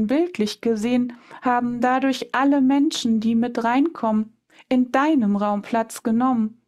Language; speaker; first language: German; native; German